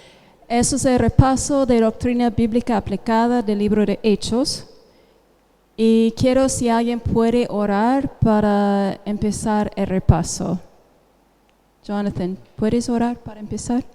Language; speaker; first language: Spanish; non-native, fluent; English